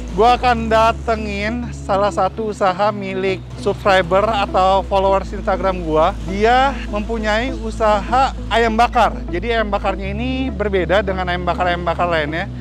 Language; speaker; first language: Indonesian; native; Indonesian